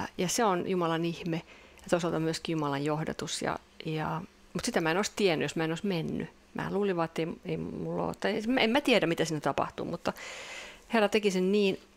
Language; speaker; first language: Finnish; non-native, local second language; Swedish